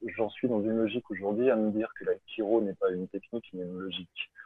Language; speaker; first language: French; native; French